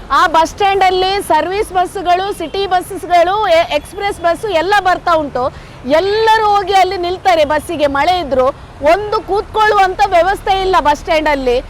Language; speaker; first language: Kannada; native; Kannada